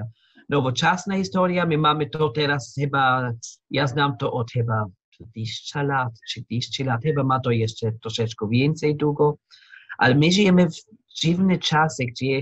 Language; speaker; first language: Polish; non-native, learner; German